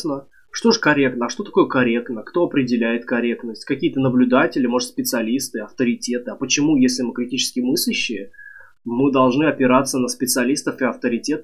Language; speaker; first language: Russian; native; Russian